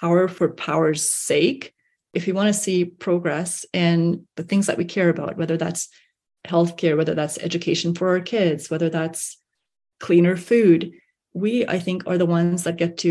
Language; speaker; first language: English; early bilingual, other home language; Hungarian